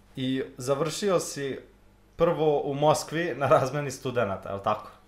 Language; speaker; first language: Serbian; native; Serbian